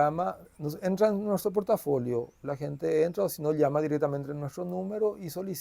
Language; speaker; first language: Spanish; native; Spanish